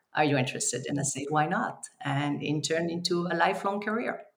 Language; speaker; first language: English; non-native, fluent; French